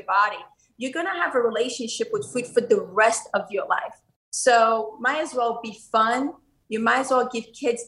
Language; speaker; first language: English; non-native, fluent; Portuguese